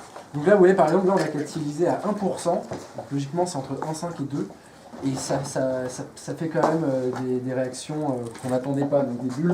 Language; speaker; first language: French; native; French